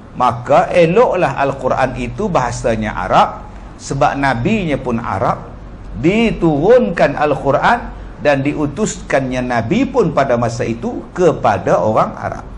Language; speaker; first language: Malay; native; Malay